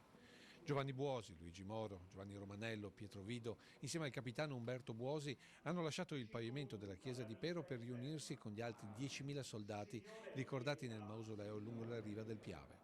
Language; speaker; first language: Italian; native; Italian